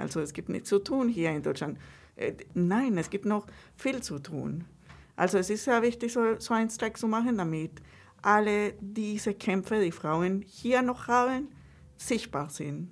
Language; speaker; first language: German; non-native, fluent; Spanish